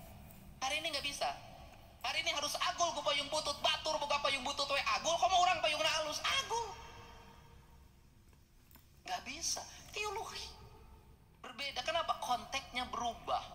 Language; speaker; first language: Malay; non-native, local second language; Sundanese